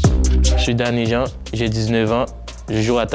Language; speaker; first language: French; non-native, local second language; Haitian Creole